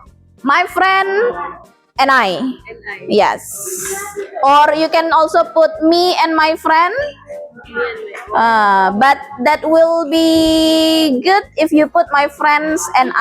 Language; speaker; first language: English; non-native, fluent; Indonesian